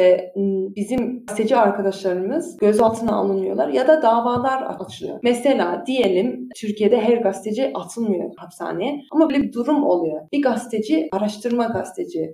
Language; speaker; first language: Turkish; early bilingual, heritage; Turkish